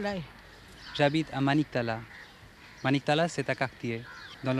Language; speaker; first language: French; non-native, fluent; Bangla